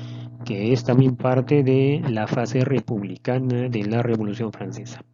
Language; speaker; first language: Spanish; native; Spanish